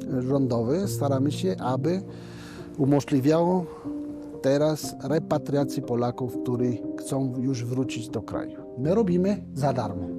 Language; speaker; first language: Polish; early bilingual, heritage; Spanish